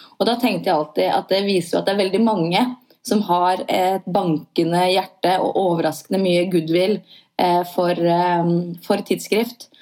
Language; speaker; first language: Norwegian; native; Norwegian